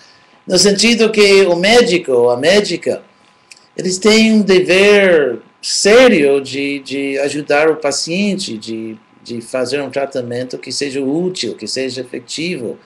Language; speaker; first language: Portuguese; non-native, fluent; English